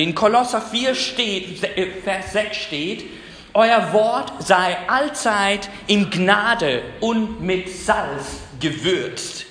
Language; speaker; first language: German; non-native, fluent; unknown